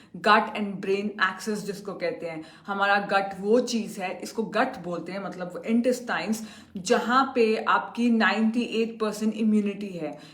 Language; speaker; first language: Hindi; native; Hindi